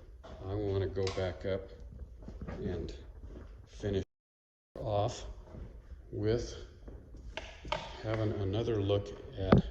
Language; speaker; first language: English; native; English